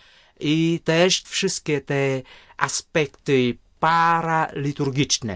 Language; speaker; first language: Polish; non-native, fluent; Vietnamese